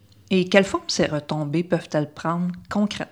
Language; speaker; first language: French; native; French